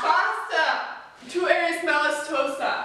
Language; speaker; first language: Spanish; non-native, learner; English